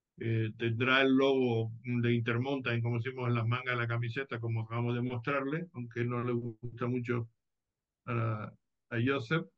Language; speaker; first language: Spanish; native; Spanish